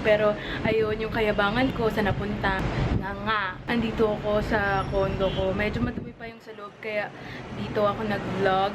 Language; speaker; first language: Filipino; native; Filipino